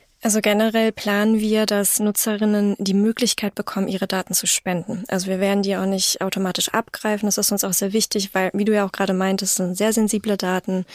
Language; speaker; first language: German; native; German